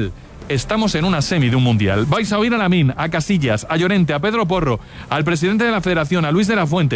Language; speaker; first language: Spanish; native; Spanish